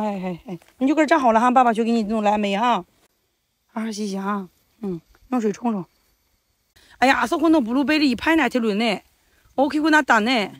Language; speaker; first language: Chinese; native; Chinese